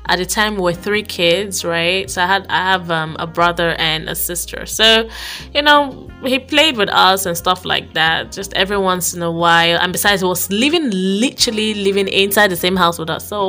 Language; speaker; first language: English; non-native, local second language; Igbo